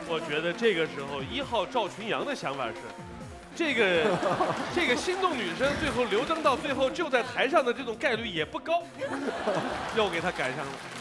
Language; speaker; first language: Chinese; native; Chinese